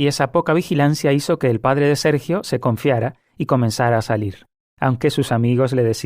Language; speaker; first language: Spanish; native; Spanish